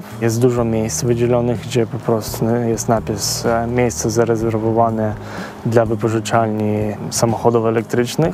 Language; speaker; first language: Polish; non-native, fluent; Ukrainian